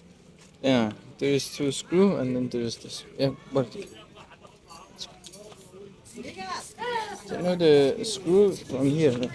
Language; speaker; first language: English; non-native, learner; Persian